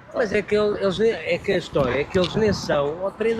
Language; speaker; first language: Portuguese; native; Portuguese